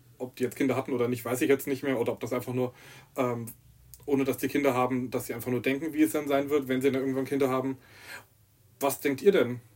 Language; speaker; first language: German; native; German